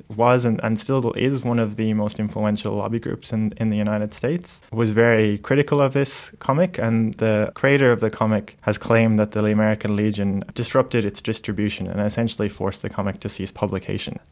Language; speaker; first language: English; native; English